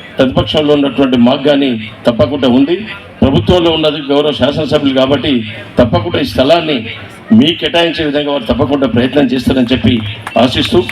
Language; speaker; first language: Telugu; native; Telugu